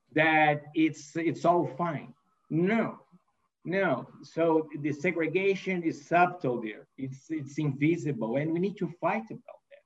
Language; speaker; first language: English; non-native, fluent; Portuguese